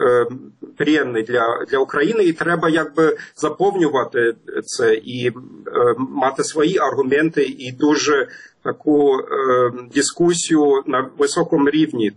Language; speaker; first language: Ukrainian; non-native, fluent; German